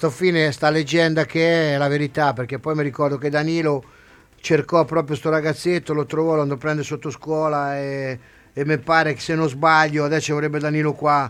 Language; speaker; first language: Italian; native; Italian